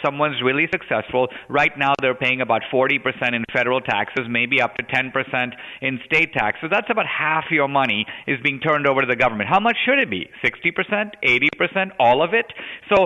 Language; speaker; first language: English; non-native, local second language; Hindi